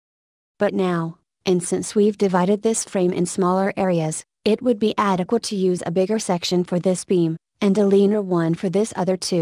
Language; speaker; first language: English; non-native, fluent; Spanish